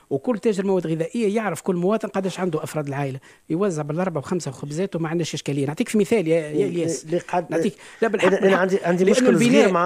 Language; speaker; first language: Arabic; native; Arabic